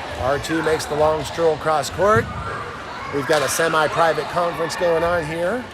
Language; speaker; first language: English; native; English